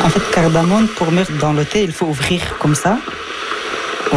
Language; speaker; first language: French; early bilingual, other home language; Persian